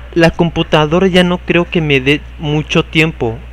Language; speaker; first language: Spanish; native; Spanish